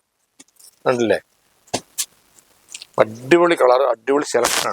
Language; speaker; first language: Malayalam; native; Malayalam